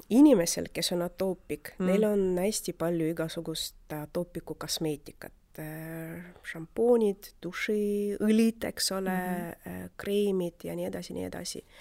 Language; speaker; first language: Estonian; non-native, local second language; Russian